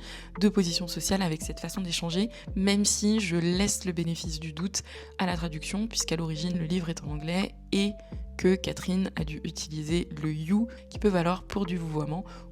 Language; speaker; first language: French; native; French